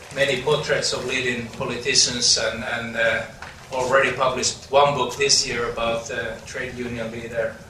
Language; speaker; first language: English; non-native, fluent; Finnish